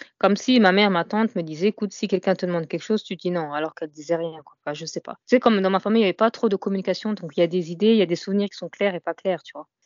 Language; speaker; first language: French; native; French